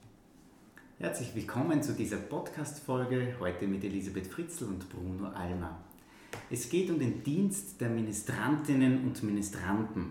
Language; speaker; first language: German; native; German